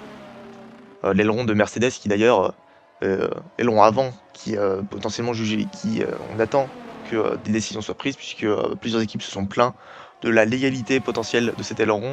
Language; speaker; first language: French; native; French